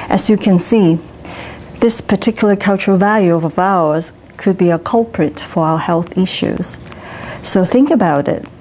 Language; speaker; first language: English; non-native, local second language; Cantonese